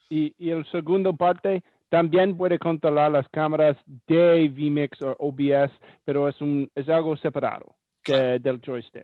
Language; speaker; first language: Spanish; non-native, learner; English